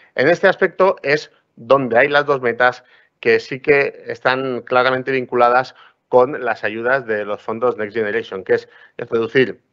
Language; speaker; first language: Spanish; non-native, local second language; Catalan